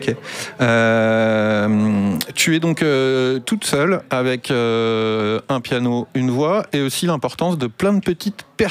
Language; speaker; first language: French; native; French